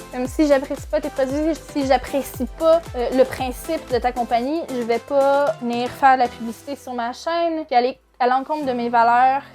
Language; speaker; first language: French; native; French